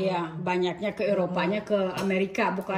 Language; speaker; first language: Indonesian; native; Indonesian